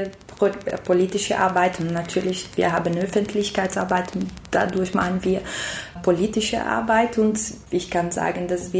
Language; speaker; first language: German; non-native, fluent; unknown